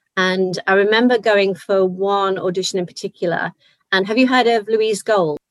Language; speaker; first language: English; native; English